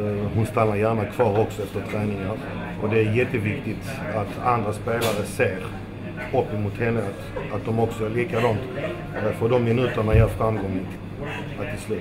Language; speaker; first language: Swedish; early bilingual, other home language; Macedonian